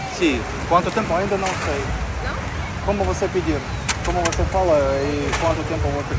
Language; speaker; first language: Portuguese; non-native, learner; Russian